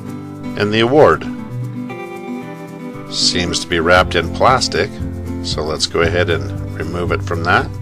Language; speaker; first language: English; native; English